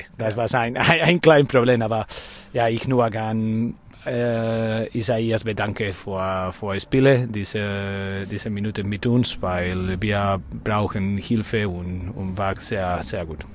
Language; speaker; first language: German; non-native, learner; Spanish